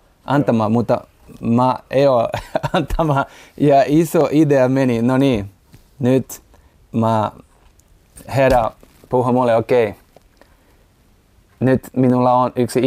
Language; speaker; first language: Finnish; non-native, learner; Portuguese